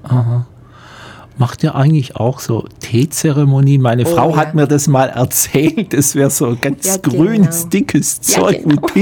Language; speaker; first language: German; native; German